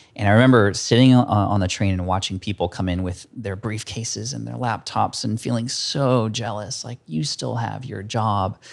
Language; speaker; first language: English; early bilingual, other home language; Filipino